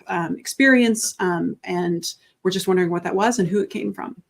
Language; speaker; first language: English; native; English